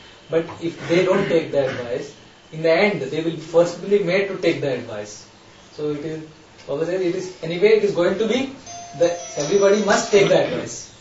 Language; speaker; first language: English; non-native, local second language; Hindi